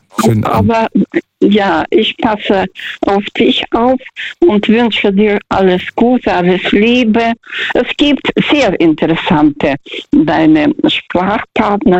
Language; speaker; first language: German; non-native, fluent; Russian